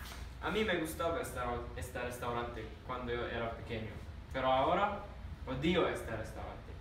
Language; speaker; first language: Spanish; non-native, learner; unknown